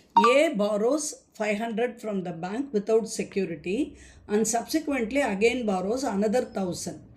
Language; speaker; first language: English; non-native, local second language; Tamil